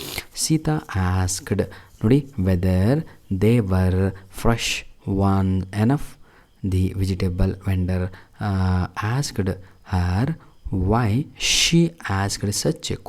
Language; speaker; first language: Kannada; native; Kannada